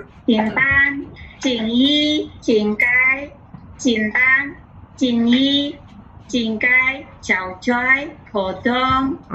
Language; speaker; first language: Cantonese; non-native, learner; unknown